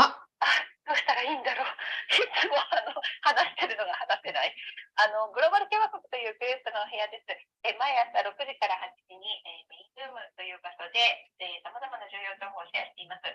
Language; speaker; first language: Japanese; native; Japanese